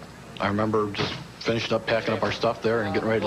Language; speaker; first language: English; native; English